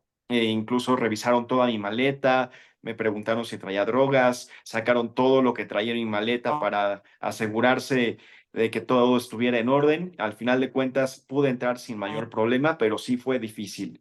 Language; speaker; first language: Spanish; native; Spanish